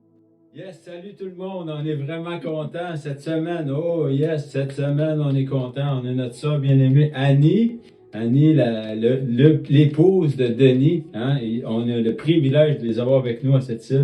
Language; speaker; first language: French; native; French